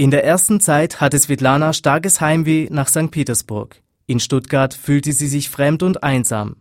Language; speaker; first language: German; native; German